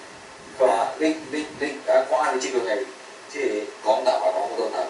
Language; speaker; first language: Cantonese; early bilingual, heritage; Cantonese